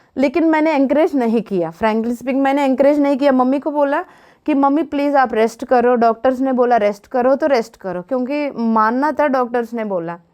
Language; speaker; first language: Hindi; non-native, local second language; Telugu